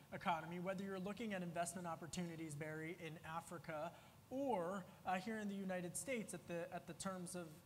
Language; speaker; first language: English; native; English